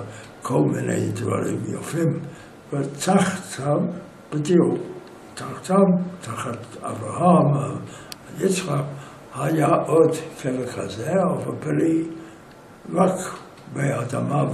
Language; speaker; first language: Hebrew; non-native, fluent; English